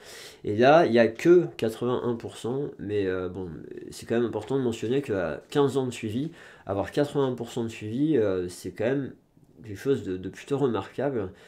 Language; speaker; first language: French; native; French